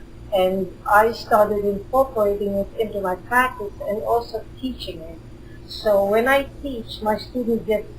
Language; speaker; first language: English; non-native, fluent; Hebrew